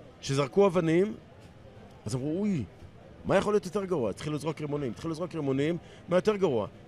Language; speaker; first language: Hebrew; native; Hebrew